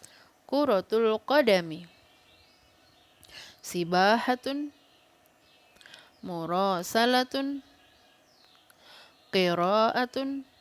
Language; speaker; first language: Arabic; non-native, fluent; Indonesian